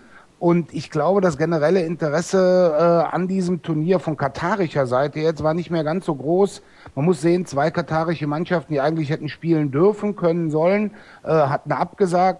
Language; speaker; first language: German; native; German